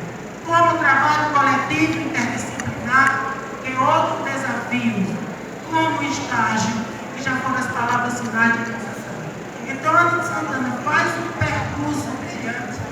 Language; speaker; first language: Portuguese; native; Portuguese